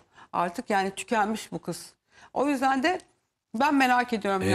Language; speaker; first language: Turkish; native; Turkish